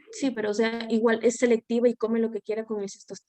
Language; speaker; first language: Spanish; native; Spanish